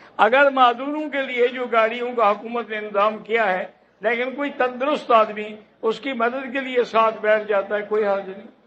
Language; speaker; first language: Urdu; native; Urdu